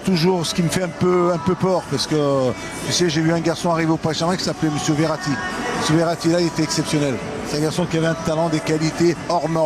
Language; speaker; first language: French; native; French